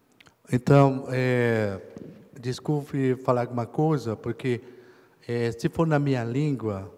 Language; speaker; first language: Portuguese; non-native, local second language; Kayapó